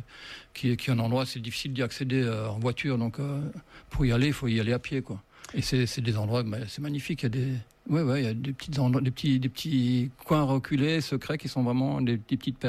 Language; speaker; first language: French; native; French